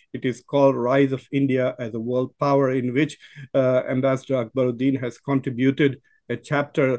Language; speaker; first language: English; non-native, local second language; Urdu